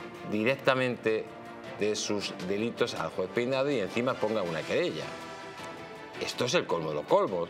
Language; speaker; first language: Spanish; native; Spanish